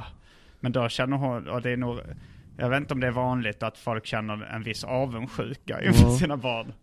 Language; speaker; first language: Swedish; native; Swedish